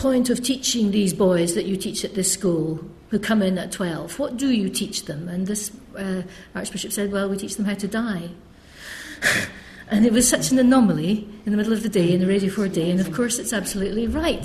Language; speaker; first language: English; native; English